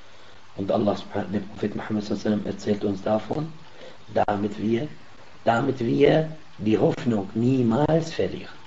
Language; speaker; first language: German; non-native, fluent; Arabic